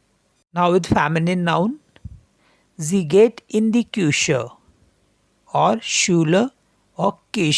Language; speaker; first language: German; non-native, learner; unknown